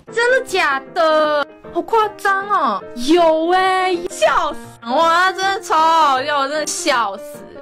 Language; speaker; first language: Chinese; non-native, fluent; Korean